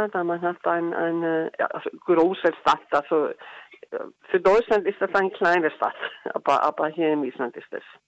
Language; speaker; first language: German; non-native, learner; Icelandic